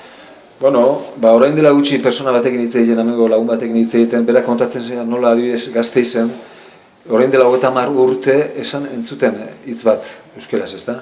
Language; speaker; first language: Basque; non-native, local second language; Spanish